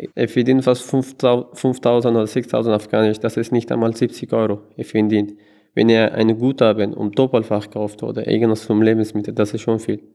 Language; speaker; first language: German; non-native, learner; Persian